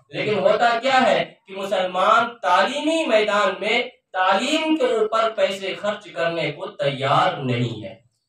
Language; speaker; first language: Urdu; native; Urdu